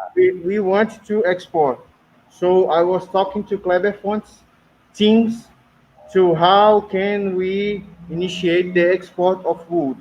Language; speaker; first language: English; non-native, learner; Portuguese